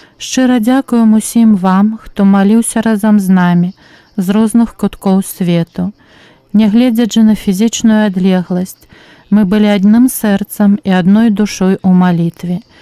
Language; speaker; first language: Belarusian; native; Belarusian